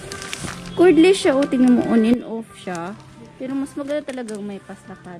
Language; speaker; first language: Filipino; native; Filipino